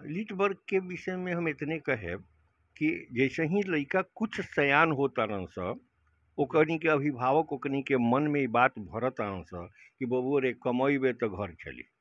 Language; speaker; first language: Hindi; native; Hindi